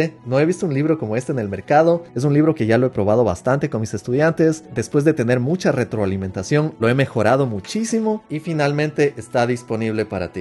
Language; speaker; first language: Spanish; native; Spanish